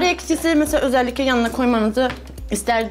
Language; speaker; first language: Turkish; native; Turkish